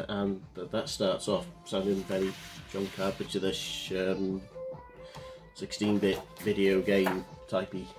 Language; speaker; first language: English; native; English